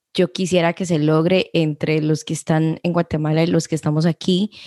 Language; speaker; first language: Spanish; native; Spanish